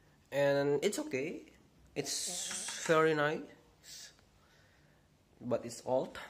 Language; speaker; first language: English; non-native, learner; Indonesian